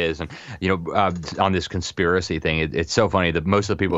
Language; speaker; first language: English; native; English